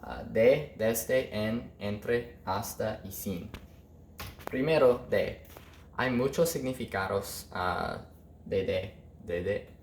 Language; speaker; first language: Spanish; non-native, learner; English